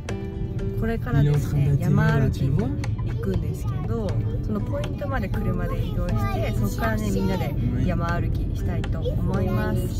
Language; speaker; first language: Japanese; native; Japanese